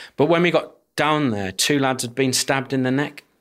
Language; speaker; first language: English; native; English